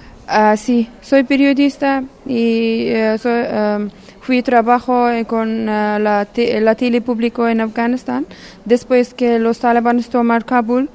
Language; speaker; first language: Spanish; non-native, learner; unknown